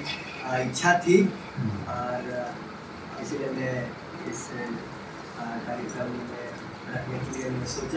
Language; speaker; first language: Hindi; non-native, local second language; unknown